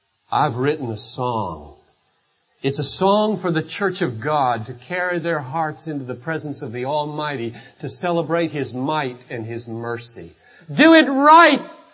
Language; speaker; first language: English; native; English